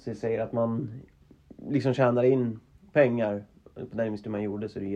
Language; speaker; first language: Swedish; native; Swedish